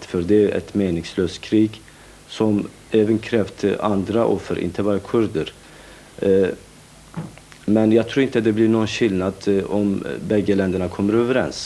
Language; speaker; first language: Swedish; non-native, fluent; Kurdish